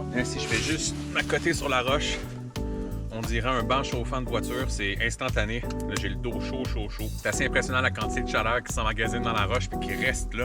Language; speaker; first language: French; native; French